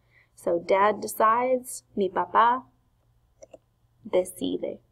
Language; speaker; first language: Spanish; non-native, fluent; English